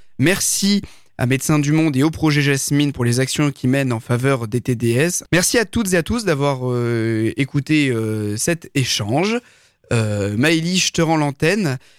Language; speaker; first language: French; native; French